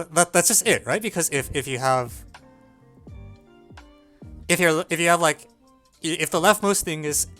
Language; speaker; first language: English; native; English